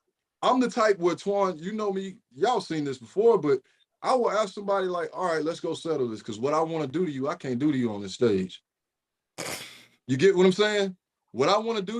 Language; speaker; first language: English; native; English